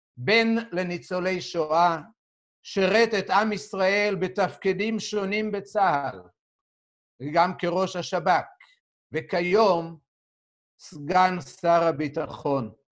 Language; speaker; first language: Hebrew; native; Hebrew